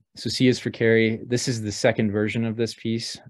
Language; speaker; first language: English; native; English